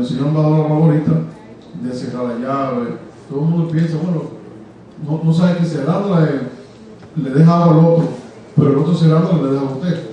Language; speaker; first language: Spanish; native; Spanish